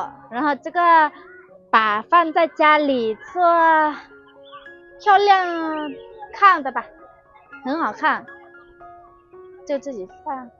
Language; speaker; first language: Chinese; non-native, fluent; Vietnamese